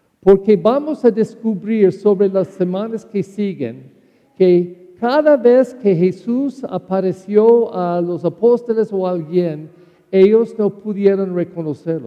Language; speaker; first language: Spanish; non-native, learner; English